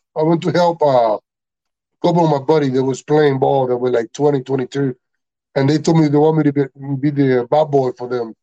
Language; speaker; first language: English; non-native, learner; Spanish